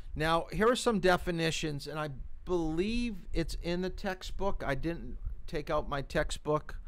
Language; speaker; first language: English; native; English